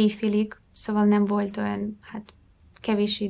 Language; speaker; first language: Hungarian; non-native, fluent; Ukrainian